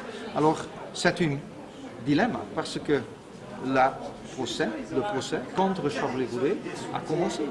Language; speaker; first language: French; non-native, fluent; Dutch